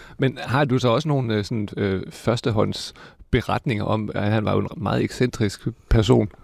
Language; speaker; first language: Danish; native; Danish